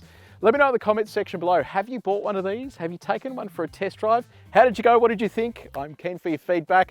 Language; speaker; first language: English; native; English